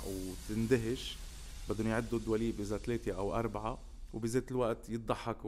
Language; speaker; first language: Arabic; native; Arabic